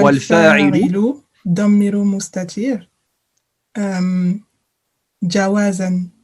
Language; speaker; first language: Arabic; non-native, learner; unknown